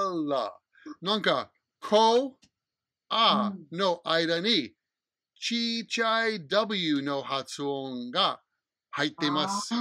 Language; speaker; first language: Japanese; non-native, fluent; English